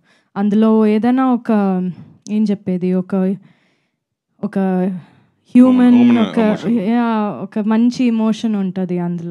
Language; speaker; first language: Telugu; non-native, fluent; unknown